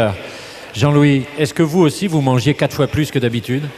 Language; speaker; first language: French; native; French